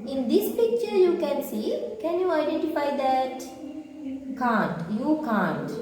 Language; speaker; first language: English; non-native, local second language; Sinhala